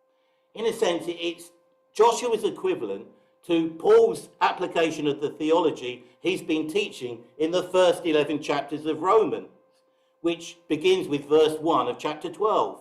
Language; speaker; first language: English; native; English